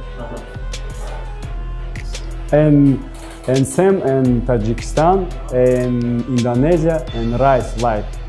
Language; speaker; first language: English; non-native, learner; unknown